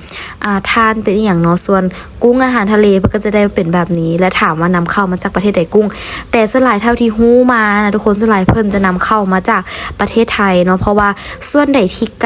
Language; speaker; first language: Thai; non-native, learner; Lao